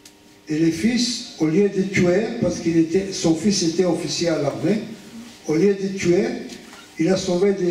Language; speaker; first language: French; non-native, fluent; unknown